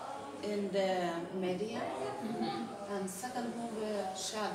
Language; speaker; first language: English; non-native, learner; Lithuanian